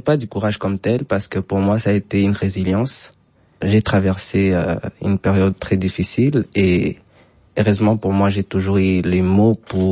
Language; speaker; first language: French; non-native, local second language; Swahili